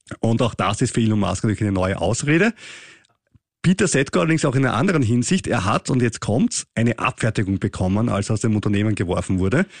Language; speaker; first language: German; native; German